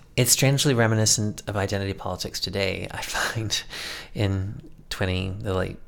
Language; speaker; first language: English; native; English